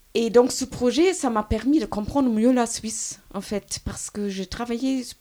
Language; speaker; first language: French; non-native, fluent; German